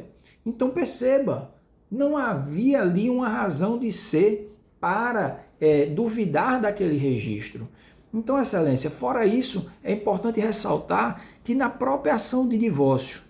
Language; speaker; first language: Portuguese; native; Portuguese